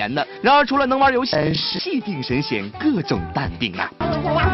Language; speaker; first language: Chinese; native; Chinese